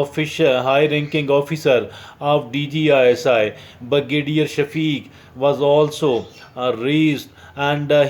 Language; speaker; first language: English; non-native, local second language; Urdu